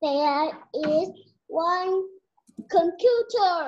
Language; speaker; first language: English; non-native, learner; Vietnamese